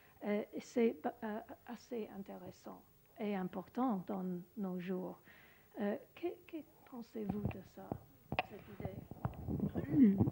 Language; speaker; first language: French; non-native, learner; English